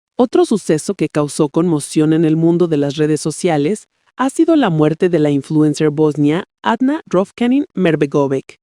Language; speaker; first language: Spanish; native; Spanish